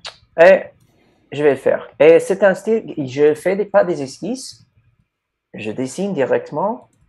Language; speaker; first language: French; non-native, fluent; English